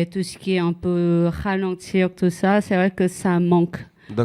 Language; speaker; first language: French; non-native, fluent; Korean